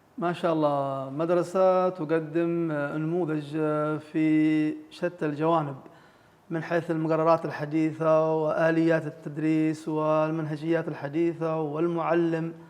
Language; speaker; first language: Arabic; native; Arabic